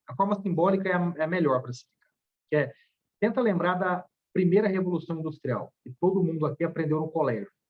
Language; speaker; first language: Portuguese; native; Portuguese